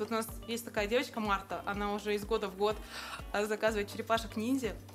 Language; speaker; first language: Russian; native; Russian